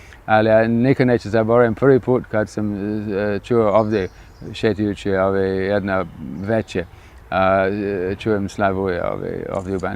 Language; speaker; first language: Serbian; non-native, fluent; English